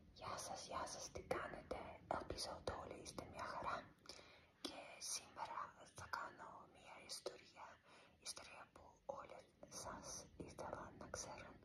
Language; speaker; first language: Greek; non-native, learner; Ukrainian